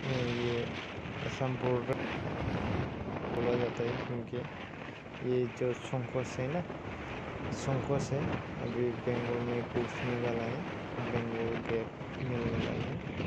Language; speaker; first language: Hindi; non-native, local second language; Bodo